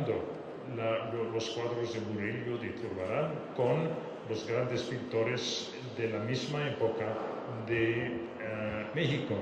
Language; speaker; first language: Spanish; non-native, fluent; French